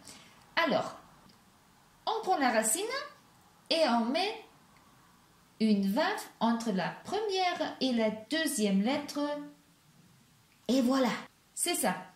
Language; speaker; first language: French; non-native, fluent; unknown